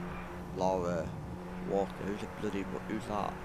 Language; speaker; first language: English; native; English